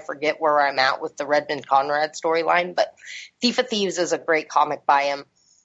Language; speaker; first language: English; native; English